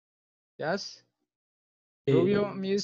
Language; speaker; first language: English; non-native, fluent; Spanish